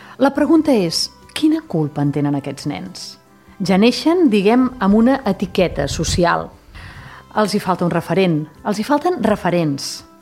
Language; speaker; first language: Catalan; native; Catalan